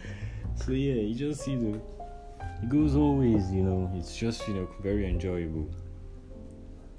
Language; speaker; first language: English; non-native, local second language; Yoruba